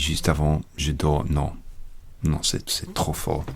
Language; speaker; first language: French; non-native, learner; English